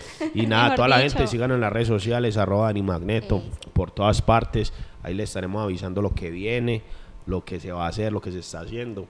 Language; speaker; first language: Spanish; native; Spanish